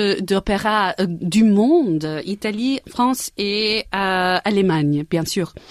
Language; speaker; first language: French; non-native, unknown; English